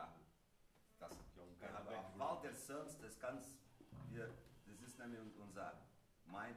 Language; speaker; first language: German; non-native, learner; Portuguese